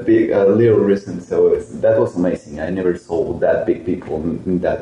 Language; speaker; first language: English; non-native, learner; Spanish